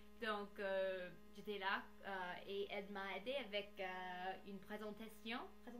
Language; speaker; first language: French; non-native, learner; English